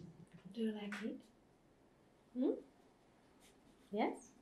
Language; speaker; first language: English; non-native, learner; Russian